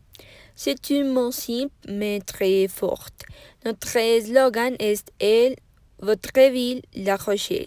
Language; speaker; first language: French; non-native, learner; Spanish